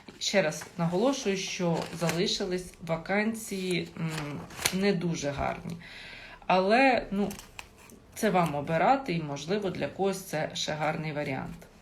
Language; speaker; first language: Ukrainian; non-native, local second language; Russian